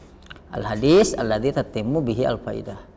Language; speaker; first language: Arabic; non-native, fluent; Indonesian